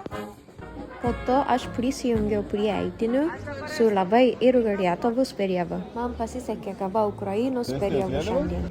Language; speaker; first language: Lithuanian; non-native, learner; Japanese